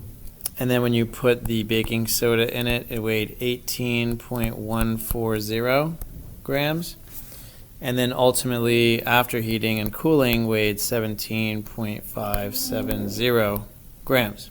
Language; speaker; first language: English; native; English